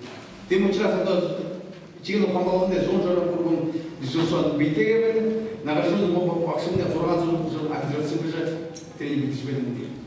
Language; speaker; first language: Mongolian; non-native, learner; Buriat